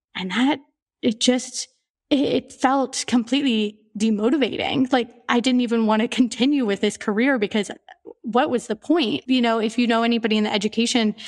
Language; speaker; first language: English; native; English